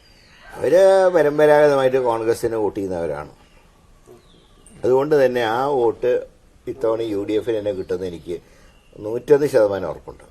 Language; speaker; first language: Malayalam; native; Malayalam